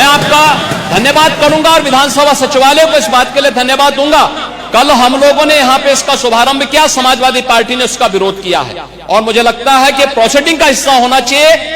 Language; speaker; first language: Hindi; native; Hindi